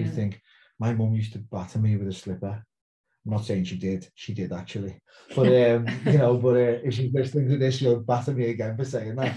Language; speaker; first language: English; native; English